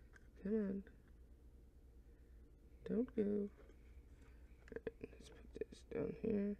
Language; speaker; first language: English; native; English